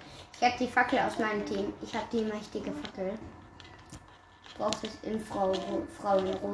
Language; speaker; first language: German; native; German